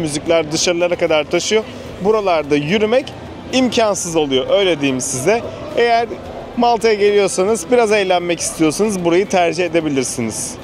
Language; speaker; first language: Turkish; native; Turkish